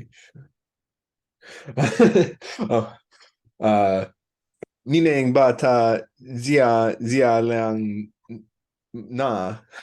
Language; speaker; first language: Chinese; non-native, learner; English